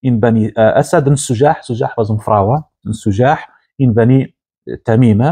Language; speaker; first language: Dutch; non-native, fluent; Arabic